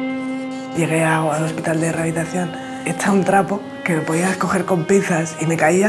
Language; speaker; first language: Spanish; native; Spanish